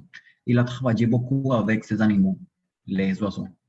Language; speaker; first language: French; non-native, learner; Spanish